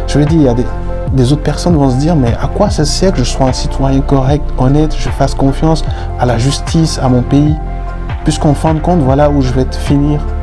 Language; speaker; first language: French; non-native, local second language; Fula